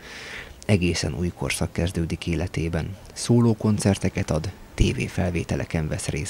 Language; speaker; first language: Hungarian; native; Hungarian